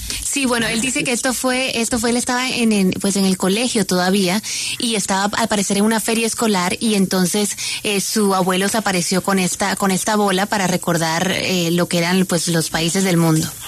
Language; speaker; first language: Spanish; native; Spanish